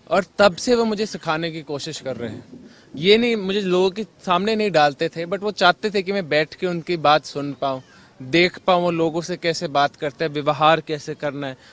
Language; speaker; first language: Hindi; native; Hindi